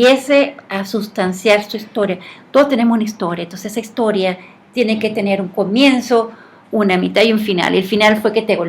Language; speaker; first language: Spanish; native; Spanish